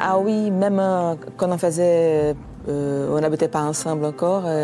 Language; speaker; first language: French; non-native, fluent; Portuguese